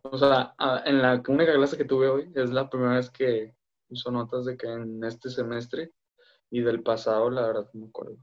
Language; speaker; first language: Spanish; native; Spanish